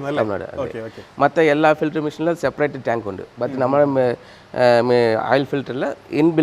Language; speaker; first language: Malayalam; non-native, learner; Tamil